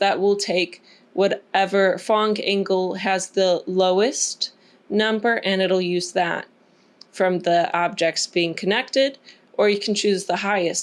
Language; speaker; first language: English; native; English